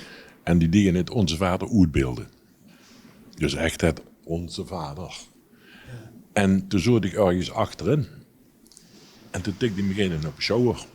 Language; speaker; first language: Dutch; native; Dutch